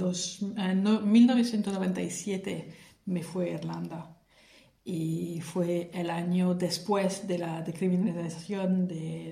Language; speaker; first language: Spanish; non-native, fluent; French